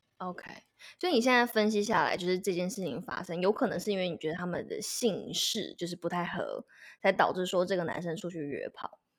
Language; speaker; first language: Chinese; native; Chinese